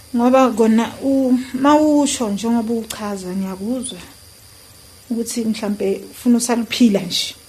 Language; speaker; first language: Zulu; native; Zulu